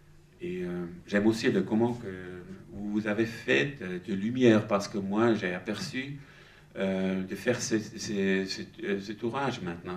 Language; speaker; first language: French; non-native, learner; German